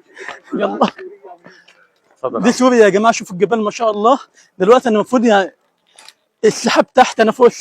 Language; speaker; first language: Arabic; native; Arabic